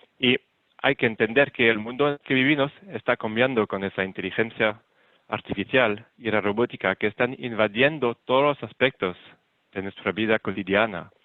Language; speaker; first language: Spanish; non-native, fluent; French